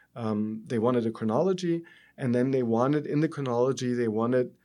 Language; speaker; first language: English; non-native, fluent; German